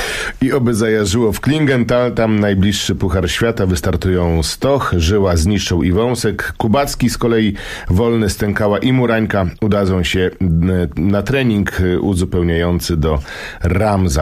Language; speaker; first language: Polish; native; Polish